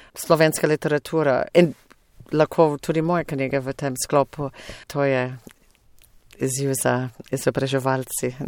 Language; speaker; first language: Slovenian; non-native, fluent; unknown